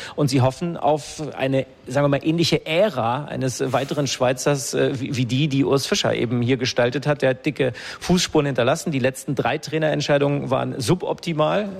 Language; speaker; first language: German; native; German